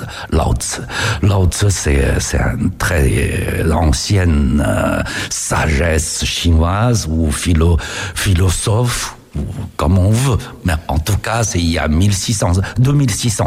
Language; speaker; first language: French; non-native, fluent; Chinese